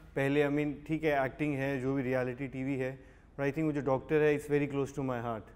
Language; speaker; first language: Hindi; native; Hindi